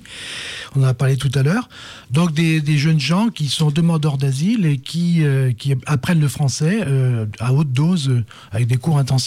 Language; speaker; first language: French; native; French